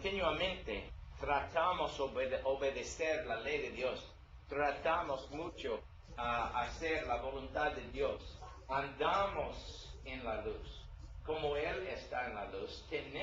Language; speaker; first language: Spanish; non-native, learner; English